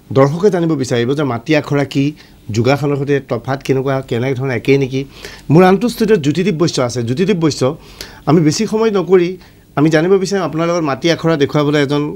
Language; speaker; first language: Assamese; native; Assamese